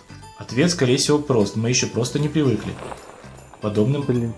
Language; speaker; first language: Russian; native; Russian